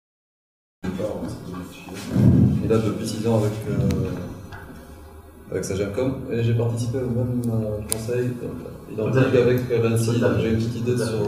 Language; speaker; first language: French; non-native, local second language; Arabic